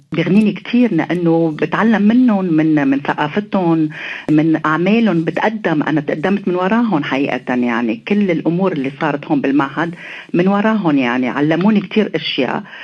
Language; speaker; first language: Arabic; native; Arabic